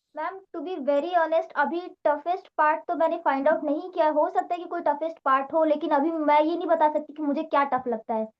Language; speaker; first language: Hindi; native; Hindi